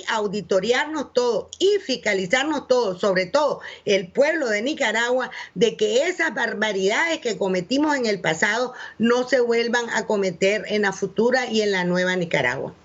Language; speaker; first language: Spanish; native; Spanish